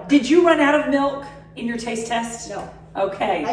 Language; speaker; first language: English; native; English